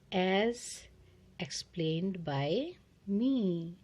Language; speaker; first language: English; non-native, local second language; Punjabi